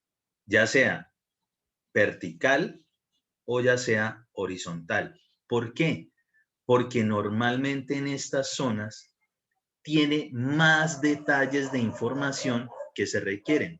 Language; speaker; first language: Spanish; native; Spanish